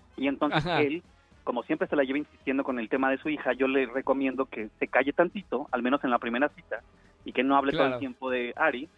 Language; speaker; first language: Spanish; native; Spanish